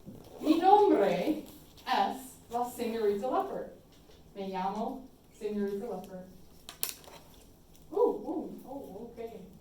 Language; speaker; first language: Spanish; non-native, fluent; English